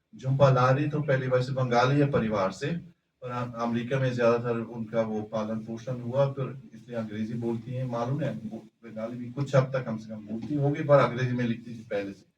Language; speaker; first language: Hindi; non-native, fluent; German